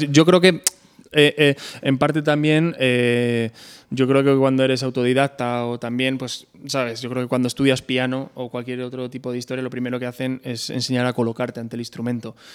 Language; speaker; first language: Spanish; native; Spanish